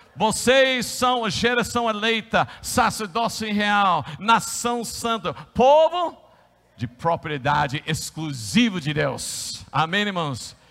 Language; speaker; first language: Portuguese; non-native, fluent; English